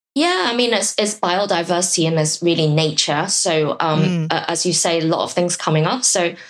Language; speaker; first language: English; non-native, local second language; Cantonese